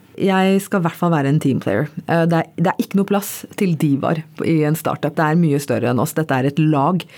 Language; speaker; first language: Norwegian; early bilingual, other home language; Bangla